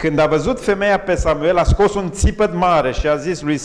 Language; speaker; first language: Romanian; native; Romanian